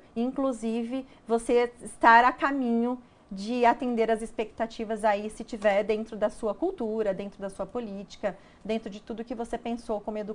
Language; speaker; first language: Portuguese; native; Portuguese